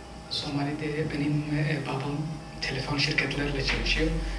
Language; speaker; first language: Turkish; non-native, fluent; Somali